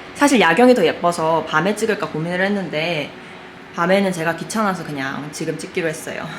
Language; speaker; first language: Korean; native; Korean